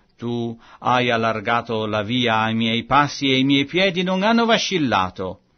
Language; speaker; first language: Italian; non-native, fluent; French